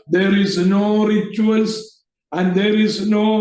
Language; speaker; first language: English; non-native, local second language; Malayalam